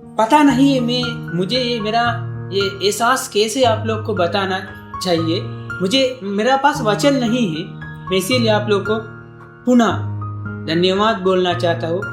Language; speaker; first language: Hindi; non-native, learner; Sinhala